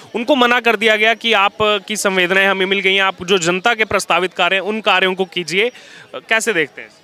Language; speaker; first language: Hindi; native; Hindi